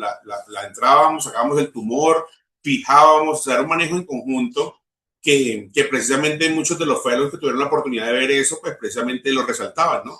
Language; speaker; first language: Spanish; native; Spanish